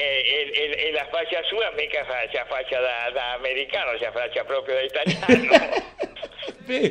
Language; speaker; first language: Italian; non-native, fluent; Spanish